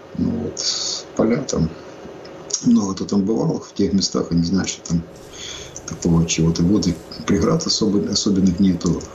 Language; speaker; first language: Russian; non-native, local second language; Ukrainian